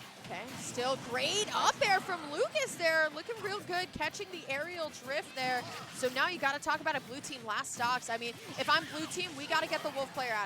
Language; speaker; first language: English; native; English